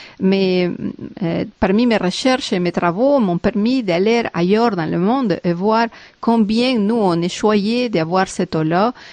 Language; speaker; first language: French; non-native, fluent; Spanish